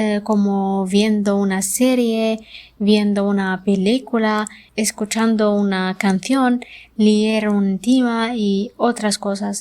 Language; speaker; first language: Spanish; non-native, learner; Arabic